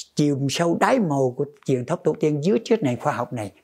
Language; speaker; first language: Vietnamese; native; Vietnamese